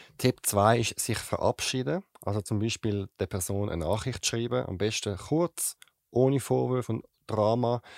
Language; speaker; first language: German; native; German